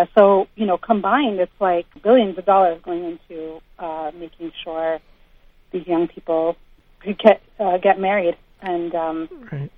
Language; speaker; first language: English; native; English